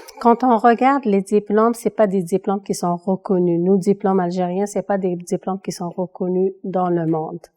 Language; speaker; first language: French; non-native, local second language; Kabyle